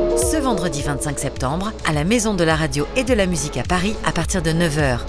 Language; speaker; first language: French; native; French